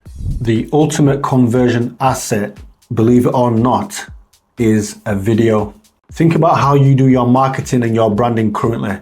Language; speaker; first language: English; native; English